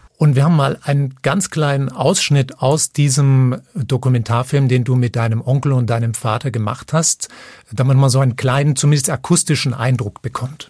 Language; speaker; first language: German; native; German